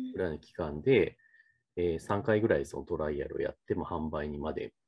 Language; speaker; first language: Japanese; native; Japanese